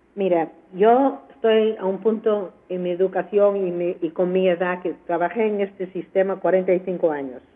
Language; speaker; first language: Spanish; early bilingual, heritage; Spanish